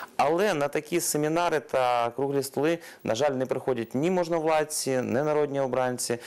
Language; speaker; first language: Ukrainian; non-native, local second language; Russian